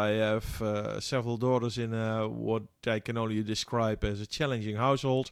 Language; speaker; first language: English; non-native, fluent; Dutch